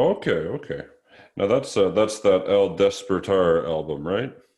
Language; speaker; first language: English; native; English